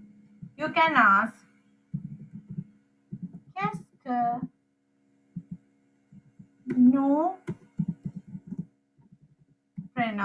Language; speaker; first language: French; non-native, fluent; Sinhala